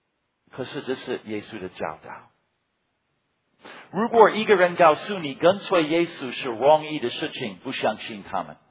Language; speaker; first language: Chinese; non-native, fluent; English